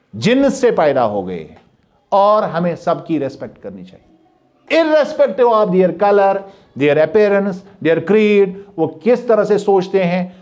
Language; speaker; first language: Urdu; non-native, local second language; Kashmiri